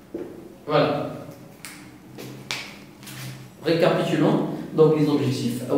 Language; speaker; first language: French; non-native, local second language; Arabic